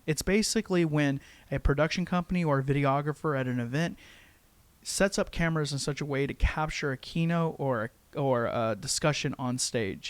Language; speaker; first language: English; native; English